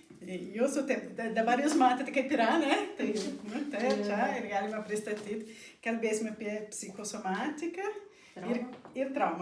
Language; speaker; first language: Lithuanian; non-native, learner; Portuguese